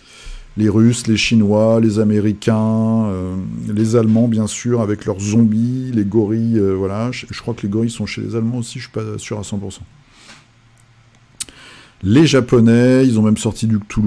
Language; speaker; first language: French; native; French